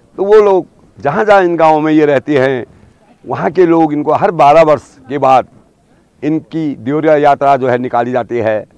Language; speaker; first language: Hindi; non-native, local second language; Garhwali